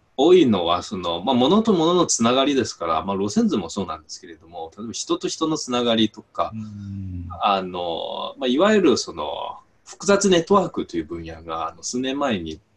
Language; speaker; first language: Japanese; non-native, fluent; Chinese